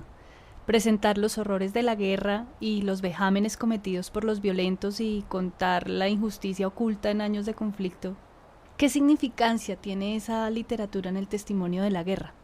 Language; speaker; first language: Spanish; native; Spanish